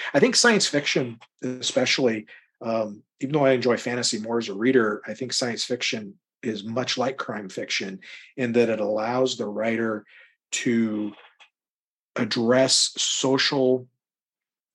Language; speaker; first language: English; native; English